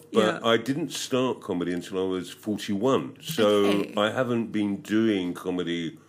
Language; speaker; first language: English; native; English